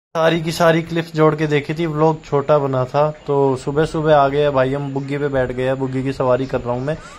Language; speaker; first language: Hindi; native; Hindi